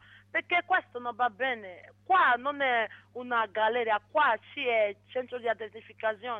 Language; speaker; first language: Italian; non-native, learner; English